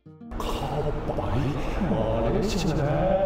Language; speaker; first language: Thai; non-native, learner; Japanese